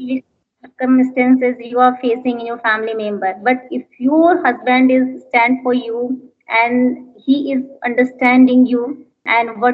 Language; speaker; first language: English; non-native, learner; Hindi